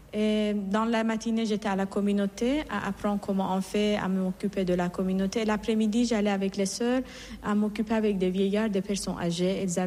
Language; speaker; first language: French; non-native, fluent; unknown